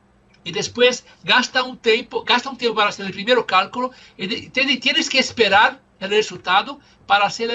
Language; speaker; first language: Spanish; non-native, fluent; Portuguese